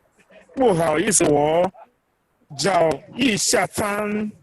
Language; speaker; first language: Chinese; non-native, learner; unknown